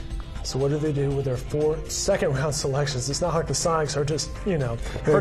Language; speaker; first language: English; native; English